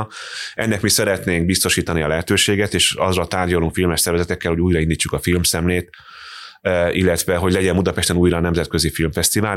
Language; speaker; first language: Hungarian; native; Hungarian